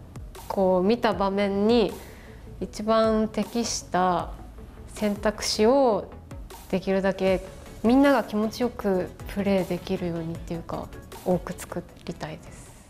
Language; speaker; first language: Japanese; native; Japanese